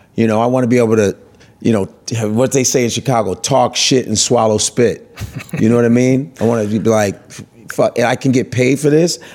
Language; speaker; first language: English; native; English